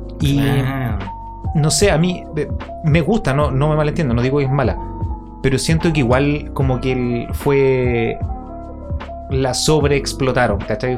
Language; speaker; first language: Spanish; native; Spanish